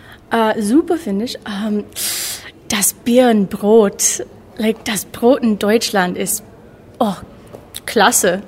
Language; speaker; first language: German; non-native, learner; English